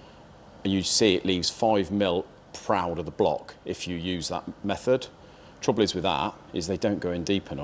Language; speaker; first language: English; native; English